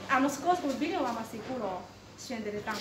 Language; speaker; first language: Italian; non-native, learner; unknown